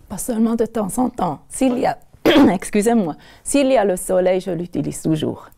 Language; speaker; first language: French; non-native, local second language; German